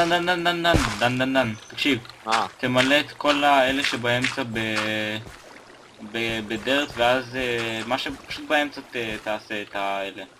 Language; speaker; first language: Hebrew; native; Hebrew